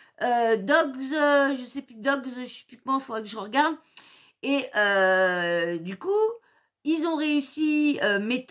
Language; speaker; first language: French; native; French